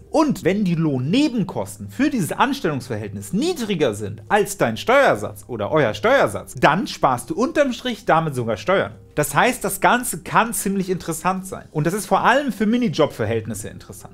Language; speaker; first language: German; native; German